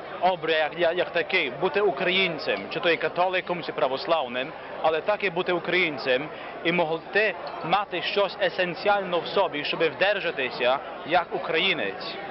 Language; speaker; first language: Ukrainian; early bilingual, heritage; Ukrainian